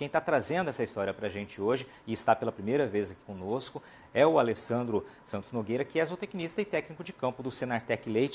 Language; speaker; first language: Portuguese; native; Portuguese